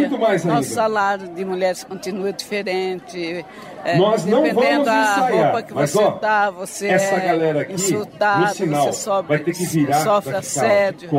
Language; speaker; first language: Portuguese; native; Portuguese